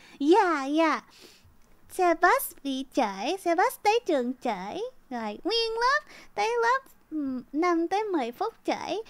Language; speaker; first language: Vietnamese; early bilingual, heritage; Vietnamese